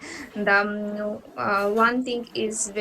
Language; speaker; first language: English; non-native, learner; Bangla